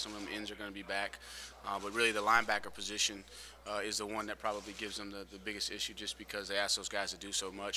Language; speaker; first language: English; native; English